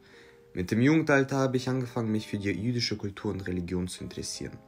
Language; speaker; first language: German; early bilingual, other home language; Russian